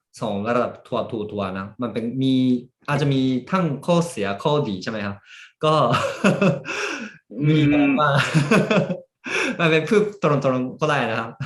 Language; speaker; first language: Thai; early bilingual, heritage; Japanese